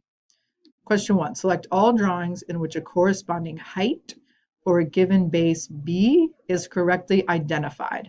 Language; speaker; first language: English; native; English